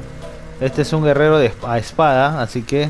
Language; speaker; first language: Spanish; native; Spanish